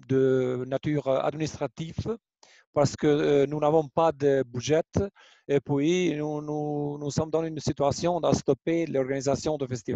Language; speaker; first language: French; non-native, learner; Albanian